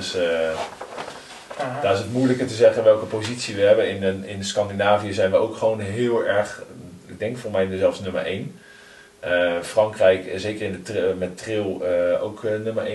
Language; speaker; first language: Dutch; native; Dutch